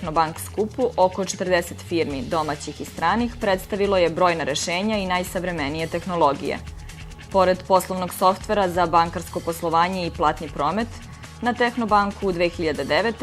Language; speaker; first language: Serbian; native; Serbian